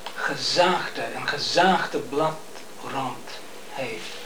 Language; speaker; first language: Dutch; non-native, fluent; English